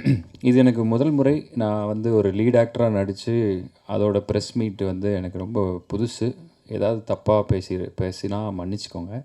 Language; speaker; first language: Tamil; native; Tamil